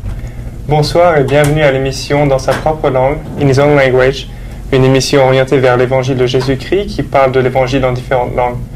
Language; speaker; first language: French; native; French